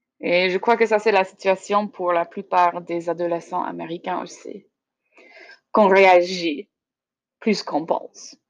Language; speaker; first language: French; non-native, learner; English